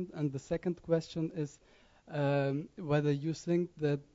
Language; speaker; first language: English; non-native, fluent; German